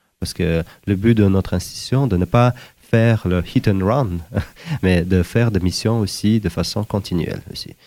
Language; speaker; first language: French; non-native, fluent; Uzbek